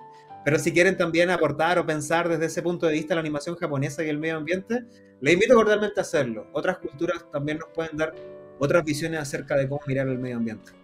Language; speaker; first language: Spanish; native; Spanish